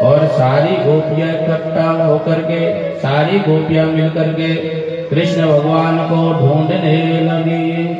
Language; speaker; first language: Hindi; non-native, local second language; Gujarati